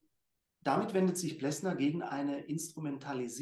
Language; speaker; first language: German; native; German